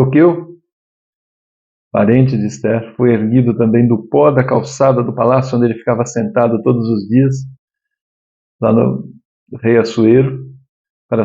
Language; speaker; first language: Portuguese; native; Portuguese